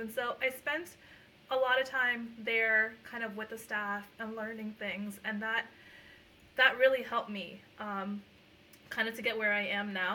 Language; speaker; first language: English; early bilingual, other home language; Punjabi